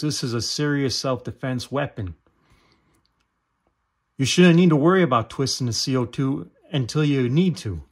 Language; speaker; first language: English; native; English